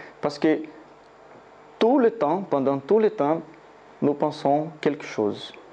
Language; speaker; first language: French; non-native, learner; Portuguese